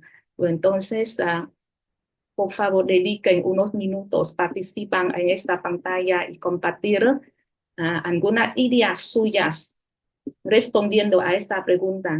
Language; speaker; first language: Spanish; non-native, fluent; Vietnamese